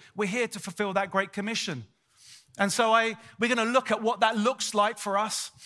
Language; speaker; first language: English; native; English